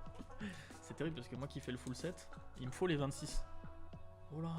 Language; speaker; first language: French; native; French